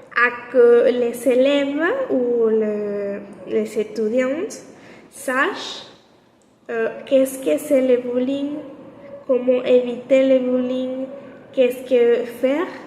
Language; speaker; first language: French; non-native, learner; Spanish